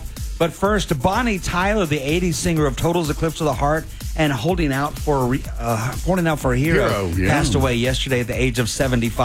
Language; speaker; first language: English; native; English